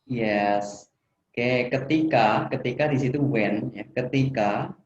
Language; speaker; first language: Indonesian; native; Indonesian